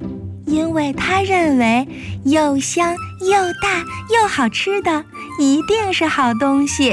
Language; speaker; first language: Chinese; native; Chinese